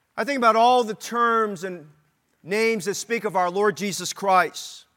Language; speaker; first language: English; native; English